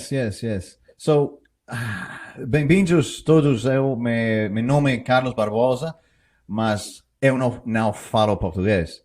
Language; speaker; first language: Portuguese; non-native, learner; English